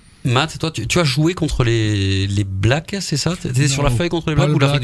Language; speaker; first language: French; native; French